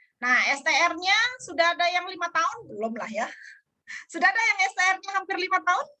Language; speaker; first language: Indonesian; native; Indonesian